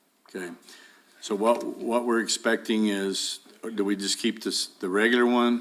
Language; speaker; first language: English; native; English